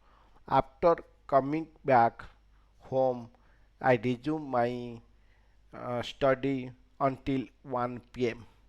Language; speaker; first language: English; non-native, fluent; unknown